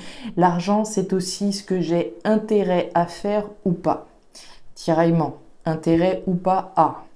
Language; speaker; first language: French; native; French